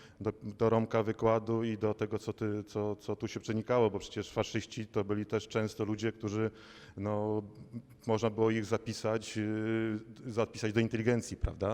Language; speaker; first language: Polish; native; Polish